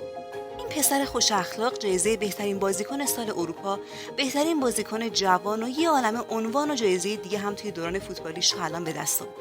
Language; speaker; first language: Persian; native; Persian